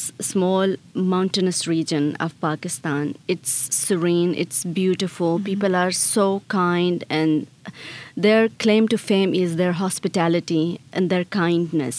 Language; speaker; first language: English; non-native, local second language; Khowar